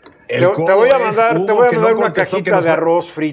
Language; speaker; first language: Spanish; native; Spanish